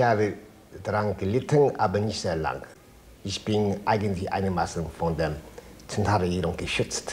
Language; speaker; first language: German; non-native, fluent; Chinese